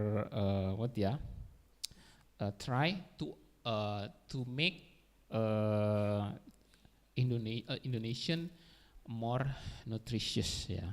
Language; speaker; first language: English; non-native, learner; Indonesian